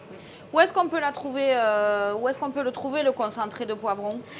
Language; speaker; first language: French; native; French